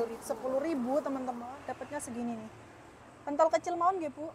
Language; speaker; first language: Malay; non-native, local second language; Javanese